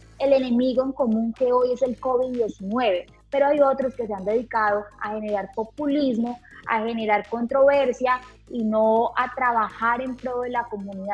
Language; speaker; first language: Spanish; native; Spanish